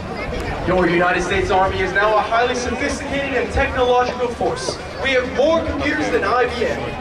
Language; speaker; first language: English; native; English